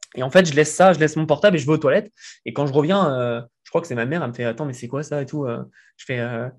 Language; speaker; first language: French; native; French